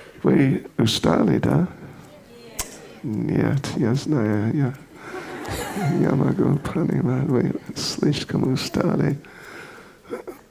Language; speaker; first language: Russian; non-native, fluent; English